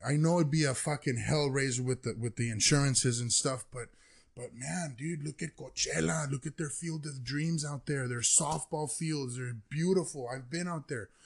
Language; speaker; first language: English; early bilingual, other home language; Spanish